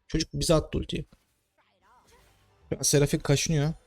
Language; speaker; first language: Turkish; native; Turkish